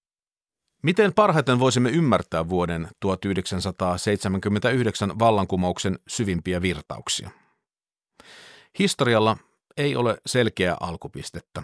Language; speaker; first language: Finnish; native; Finnish